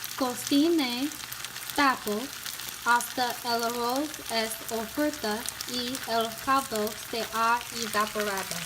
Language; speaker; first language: Spanish; non-native, learner; English